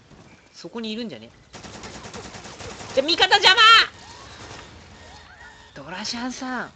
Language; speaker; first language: Japanese; native; Japanese